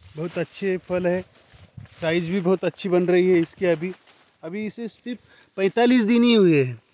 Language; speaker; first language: Hindi; non-native, local second language; Marathi